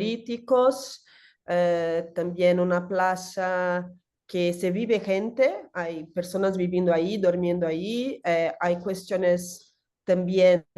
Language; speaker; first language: Spanish; non-native, learner; Portuguese